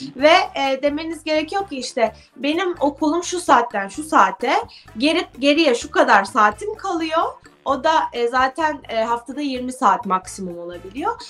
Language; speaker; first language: Turkish; native; Turkish